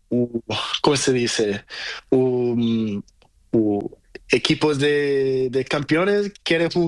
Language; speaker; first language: Spanish; non-native, learner; Portuguese